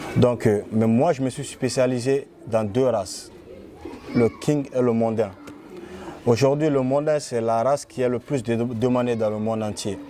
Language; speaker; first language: French; non-native, local second language; Fula